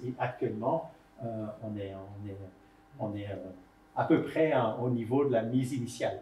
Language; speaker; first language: French; native; French